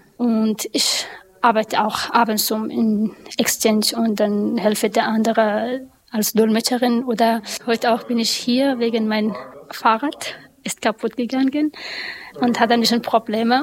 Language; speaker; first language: German; non-native, learner; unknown